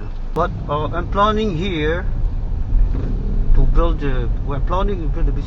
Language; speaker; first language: English; non-native, learner; Korean